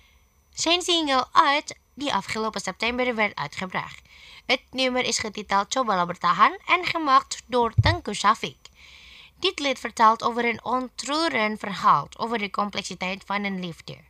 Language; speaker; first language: Dutch; non-native, fluent; Indonesian